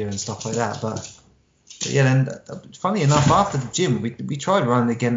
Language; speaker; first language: English; native; English